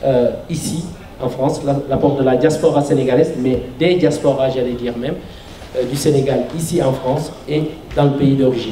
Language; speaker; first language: French; non-native, local second language; Wolof